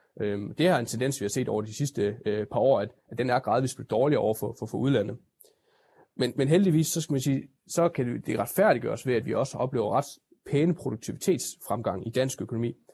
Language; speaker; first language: Danish; native; Danish